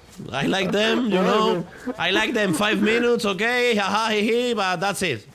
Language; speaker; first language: English; non-native, fluent; Spanish